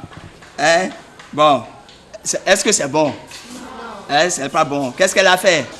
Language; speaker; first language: French; native; French